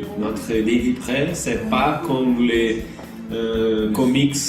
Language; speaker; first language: French; non-native, learner; Portuguese